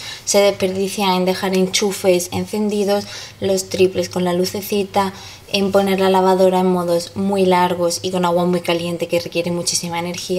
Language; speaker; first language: Spanish; native; Spanish